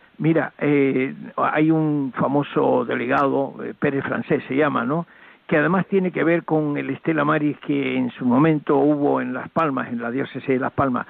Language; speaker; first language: Spanish; native; Spanish